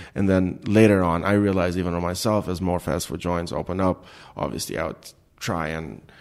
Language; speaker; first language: English; non-native, fluent; Albanian